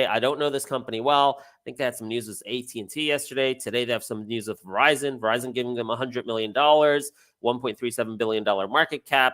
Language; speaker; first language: English; native; English